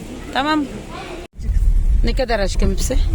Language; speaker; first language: Turkish; non-native, learner; Filipino